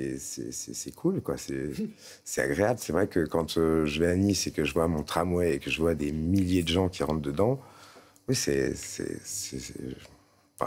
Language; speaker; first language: French; native; French